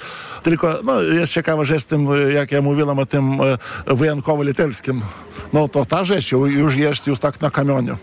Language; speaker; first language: Polish; non-native, fluent; Lithuanian